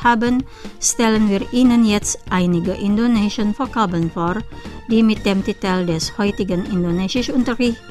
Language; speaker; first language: German; non-native, fluent; Indonesian